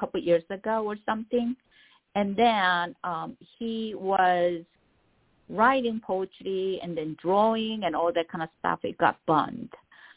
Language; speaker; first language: English; non-native, fluent; Korean